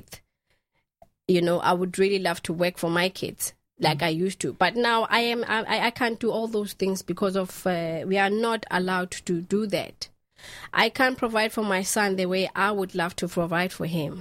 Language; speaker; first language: English; non-native, local second language; Southern Sotho